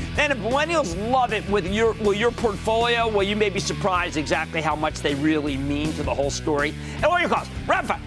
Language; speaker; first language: English; native; English